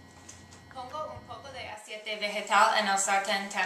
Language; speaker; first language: Spanish; non-native, learner; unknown